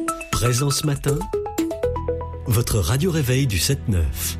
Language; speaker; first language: French; native; French